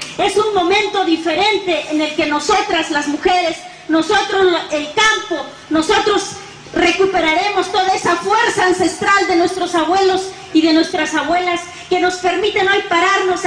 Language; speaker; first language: Spanish; native; Spanish